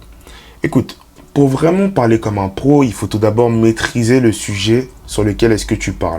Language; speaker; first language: French; native; French